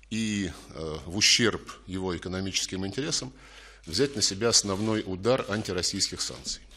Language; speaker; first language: Russian; native; Russian